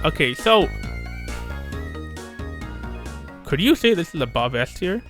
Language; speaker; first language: English; native; English